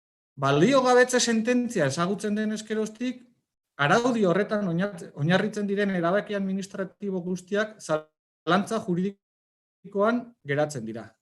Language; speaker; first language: Basque; native; Basque